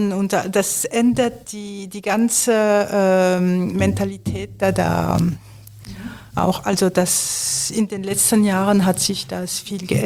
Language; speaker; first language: German; non-native, fluent; French